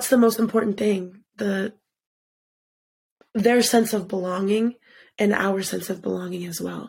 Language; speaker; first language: English; native; English